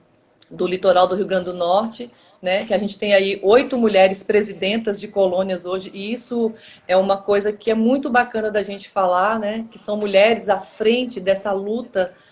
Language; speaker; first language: Portuguese; native; Portuguese